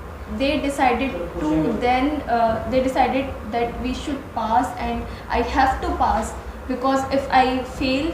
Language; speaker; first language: English; non-native, learner; Hindi